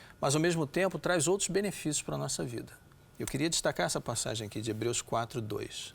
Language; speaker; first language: Portuguese; native; Portuguese